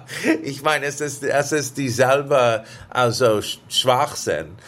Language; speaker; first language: German; non-native, fluent; English